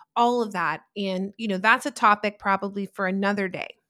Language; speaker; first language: English; early bilingual, other home language; Italian